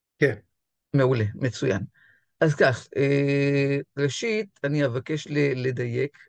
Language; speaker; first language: Hebrew; native; Hebrew